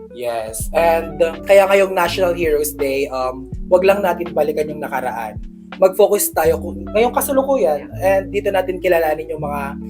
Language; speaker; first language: Filipino; non-native, local second language; Iloko